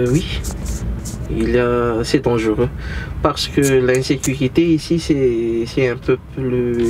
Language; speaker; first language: French; non-native, local second language; Malagasy